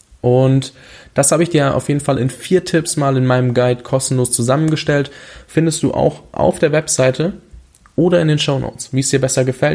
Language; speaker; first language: German; native; German